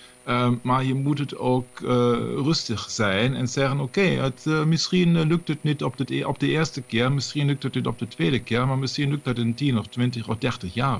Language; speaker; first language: Dutch; non-native, learner; German